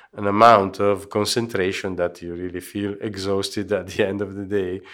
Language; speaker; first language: English; non-native, fluent; Italian